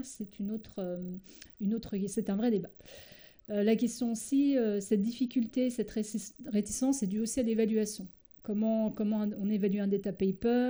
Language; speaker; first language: French; native; French